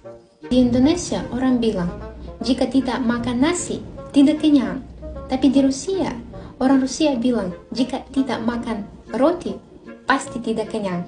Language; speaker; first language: Indonesian; non-native, fluent; Russian